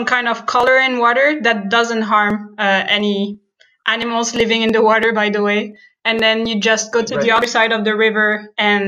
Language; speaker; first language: English; non-native, fluent; French